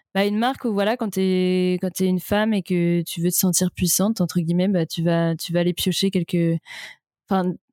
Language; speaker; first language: French; native; French